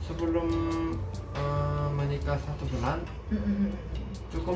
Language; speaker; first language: Indonesian; non-native, learner; Korean